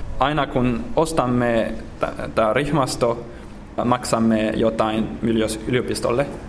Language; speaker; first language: Finnish; non-native, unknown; French